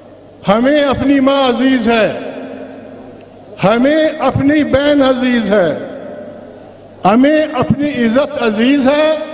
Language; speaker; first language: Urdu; non-native, local second language; Pashto